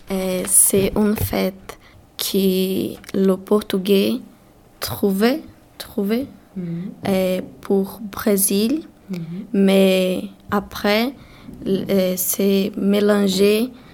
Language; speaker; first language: French; non-native, learner; Portuguese